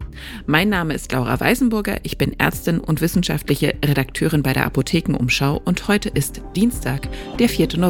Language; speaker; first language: German; native; German